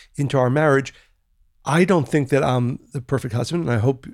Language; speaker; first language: English; early bilingual, other home language; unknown